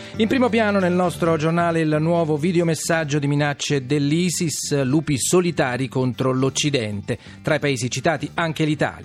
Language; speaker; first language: Italian; native; Italian